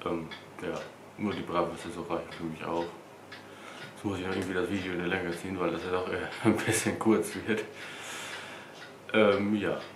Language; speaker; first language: German; native; German